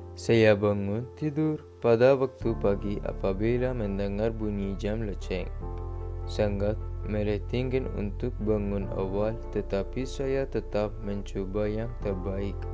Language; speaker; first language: Malay; non-native, learner; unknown